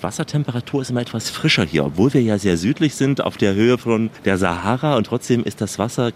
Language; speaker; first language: German; native; German